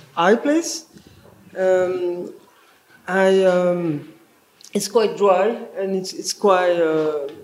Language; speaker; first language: English; non-native, learner; French